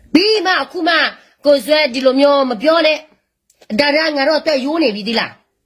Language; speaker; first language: Burmese; non-native, local second language; S'gaw Karen